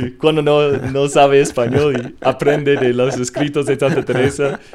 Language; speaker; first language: Spanish; non-native, learner; English